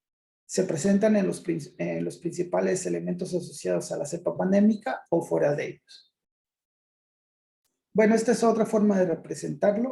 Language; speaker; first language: Spanish; native; Spanish